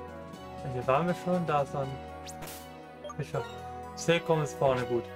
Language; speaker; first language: German; native; German